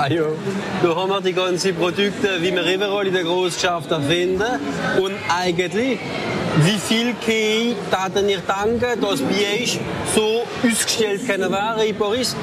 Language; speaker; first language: German; native; German